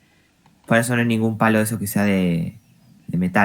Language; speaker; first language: Spanish; native; Spanish